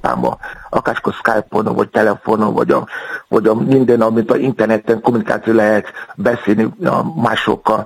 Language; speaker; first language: Hungarian; non-native, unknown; Yoruba